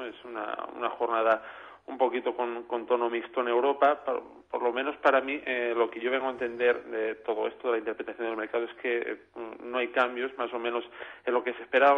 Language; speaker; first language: Spanish; native; Spanish